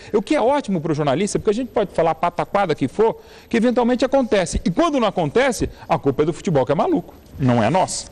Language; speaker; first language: Portuguese; native; Portuguese